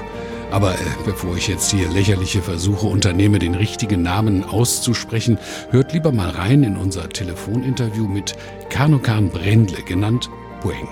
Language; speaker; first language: German; native; German